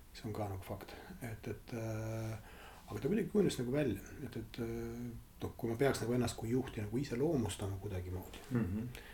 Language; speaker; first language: Estonian; non-native, local second language; Russian